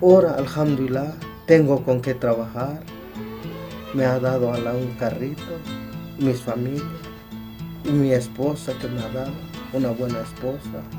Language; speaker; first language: Spanish; non-native, local second language; Tzotzil